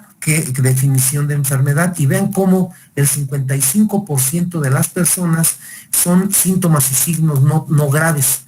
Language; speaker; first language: Spanish; native; Spanish